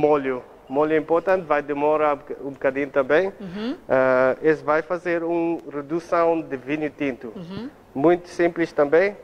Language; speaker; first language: Portuguese; non-native, learner; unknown